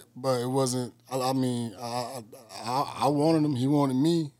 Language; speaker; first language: English; native; English